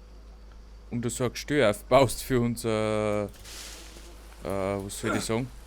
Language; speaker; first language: German; native; German